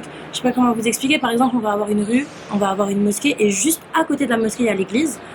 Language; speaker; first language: French; native; French